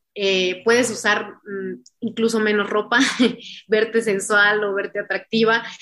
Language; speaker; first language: Spanish; native; Spanish